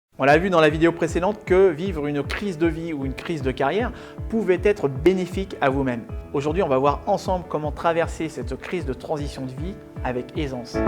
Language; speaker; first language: French; native; French